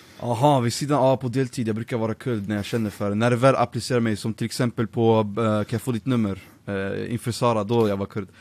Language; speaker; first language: Swedish; early bilingual, other home language; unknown